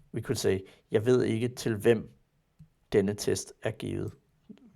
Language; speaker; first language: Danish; non-native, learner; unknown